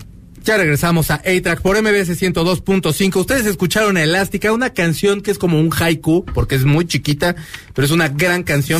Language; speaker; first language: Spanish; native; Spanish